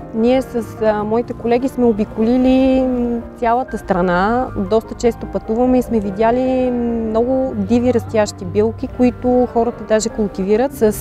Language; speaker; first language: Bulgarian; native; Bulgarian